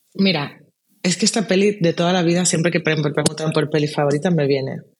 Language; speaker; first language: Spanish; native; Spanish